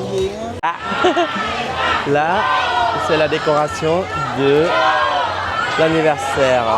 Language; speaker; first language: French; non-native, fluent; Vietnamese